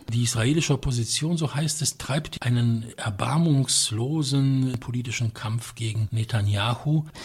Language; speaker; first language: German; non-native, fluent; Polish